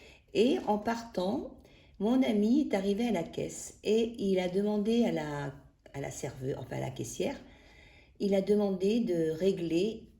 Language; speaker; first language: French; native; French